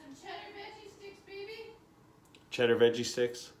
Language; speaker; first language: English; native; English